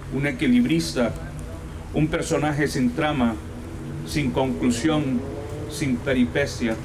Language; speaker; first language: Spanish; native; Spanish